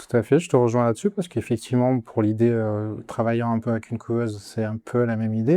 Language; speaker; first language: French; native; French